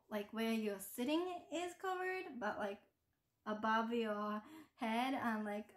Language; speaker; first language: English; non-native, fluent; Japanese